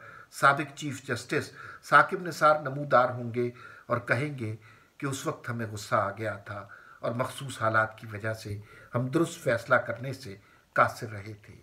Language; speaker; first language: Urdu; native; Urdu